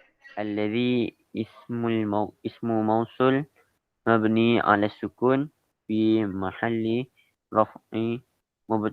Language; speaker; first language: Arabic; non-native, learner; Malay